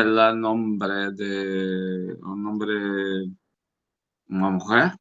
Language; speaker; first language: Spanish; non-native, learner; Portuguese